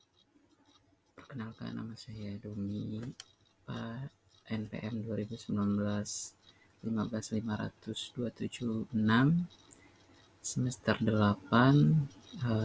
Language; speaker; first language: Indonesian; native; Indonesian